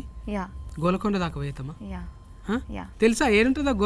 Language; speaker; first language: Telugu; native; Telugu